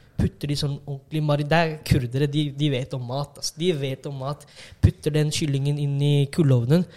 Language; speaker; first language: Norwegian; early bilingual, other home language; Tamil